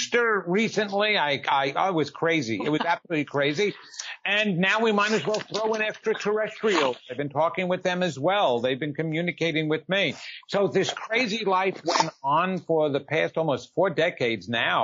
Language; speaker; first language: English; native; English